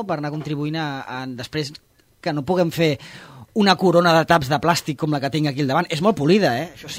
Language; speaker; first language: Catalan; native; Catalan